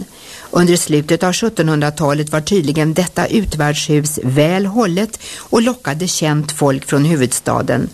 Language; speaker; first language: Swedish; native; Swedish